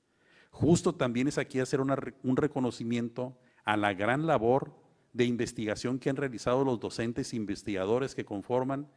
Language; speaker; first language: Spanish; native; Spanish